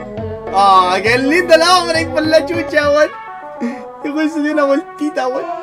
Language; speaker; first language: Spanish; native; Spanish